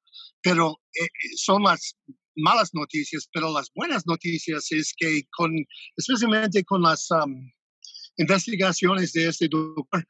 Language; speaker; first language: Spanish; non-native, fluent; English